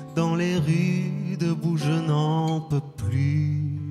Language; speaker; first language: French; non-native, fluent; English